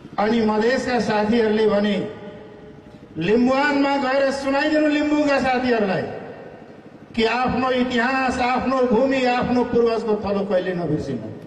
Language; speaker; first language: Nepali; non-native, local second language; Maithili